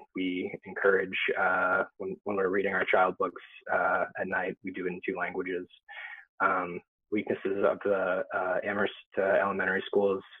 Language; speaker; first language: English; native; English